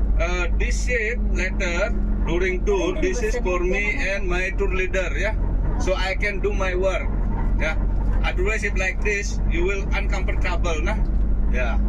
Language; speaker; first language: English; non-native, learner; Balinese